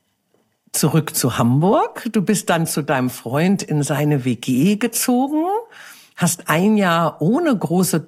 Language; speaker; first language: German; native; German